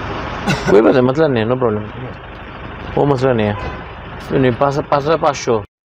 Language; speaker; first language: Hindi; non-native, learner; Bangla